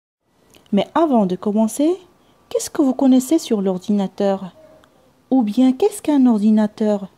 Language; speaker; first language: French; non-native, local second language; Arabic